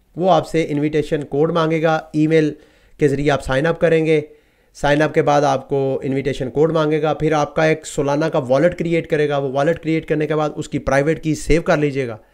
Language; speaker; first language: Urdu; native; Urdu